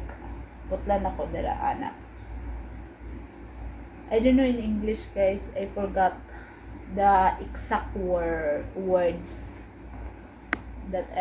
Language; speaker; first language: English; non-native, learner; Cebuano